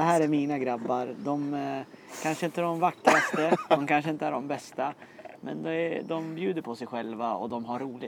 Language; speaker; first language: Swedish; native; Swedish